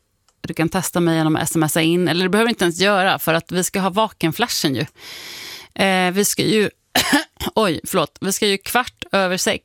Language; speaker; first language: Swedish; native; Swedish